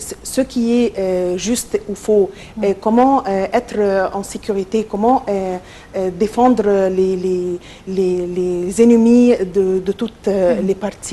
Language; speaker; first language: French; non-native, local second language; Arabic